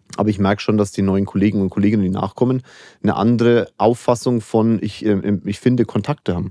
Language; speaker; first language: German; native; German